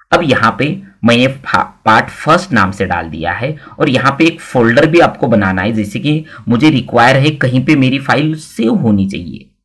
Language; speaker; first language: Hindi; non-native, local second language; Marathi